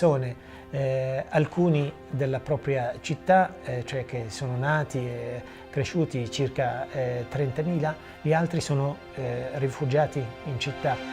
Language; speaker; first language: Italian; non-native, fluent; Assyrian Neo-Aramaic